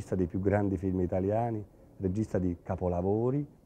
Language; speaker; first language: Italian; native; Italian